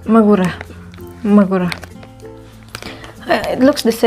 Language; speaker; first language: English; non-native, local second language; Filipino